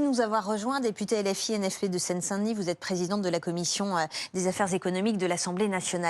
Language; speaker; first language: French; native; French